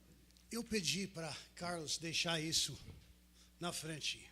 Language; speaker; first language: Portuguese; non-native, fluent; English